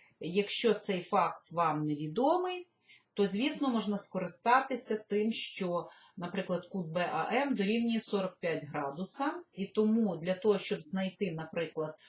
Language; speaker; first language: Ukrainian; native; Ukrainian